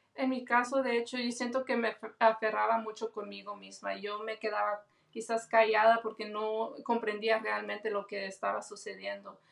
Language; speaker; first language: Spanish; early bilingual, heritage; Spanish